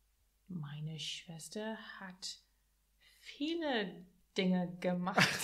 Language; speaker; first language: German; non-native, learner; English